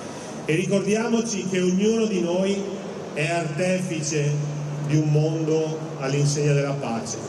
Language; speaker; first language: Italian; native; Italian